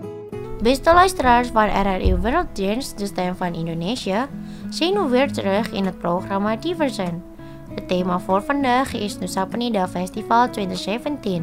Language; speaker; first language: Dutch; non-native, fluent; Indonesian